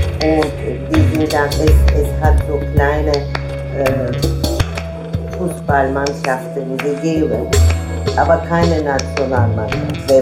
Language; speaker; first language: German; non-native, fluent; Turkish